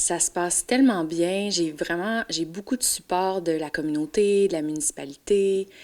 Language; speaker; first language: French; native; French